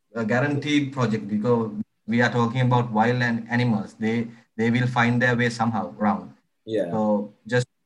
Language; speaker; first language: English; non-native, local second language; Sinhala